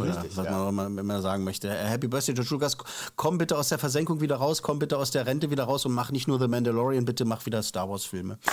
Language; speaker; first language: German; native; German